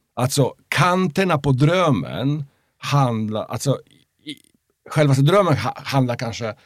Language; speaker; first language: Swedish; non-native, fluent; Polish